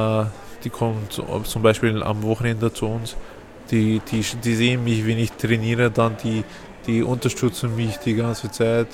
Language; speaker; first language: German; non-native, fluent; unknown